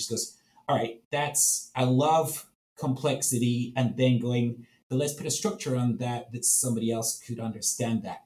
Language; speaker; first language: English; native; English